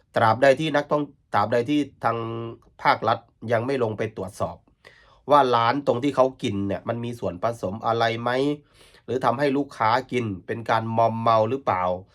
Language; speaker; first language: Thai; native; Thai